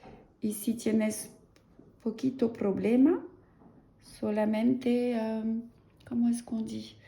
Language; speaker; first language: Spanish; non-native, learner; French